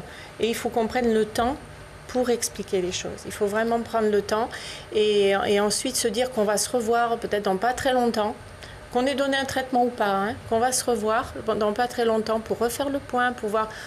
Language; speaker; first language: French; native; French